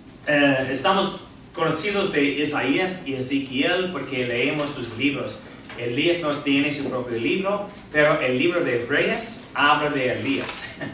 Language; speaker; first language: Spanish; non-native, fluent; English